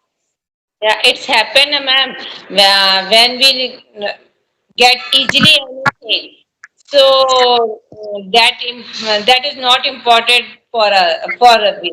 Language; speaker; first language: English; non-native, learner; Hindi